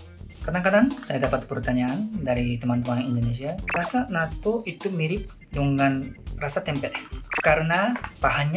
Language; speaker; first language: Indonesian; non-native, learner; Japanese